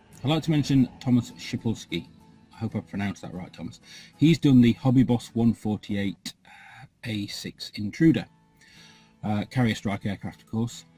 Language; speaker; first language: English; native; English